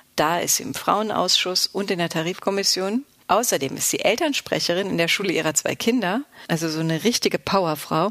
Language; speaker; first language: German; native; German